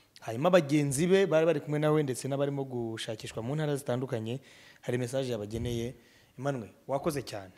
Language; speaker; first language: Kinyarwanda; native; Kinyarwanda